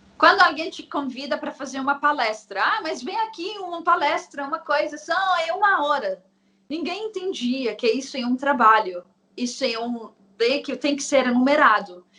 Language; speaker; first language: Portuguese; non-native, fluent; Arabic